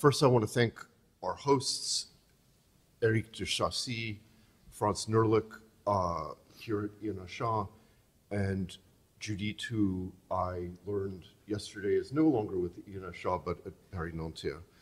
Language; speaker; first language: English; native; English